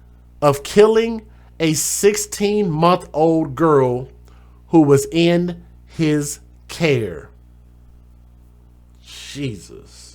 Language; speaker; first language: English; native; English